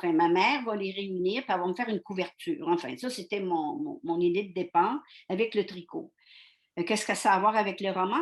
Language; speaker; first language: French; native; French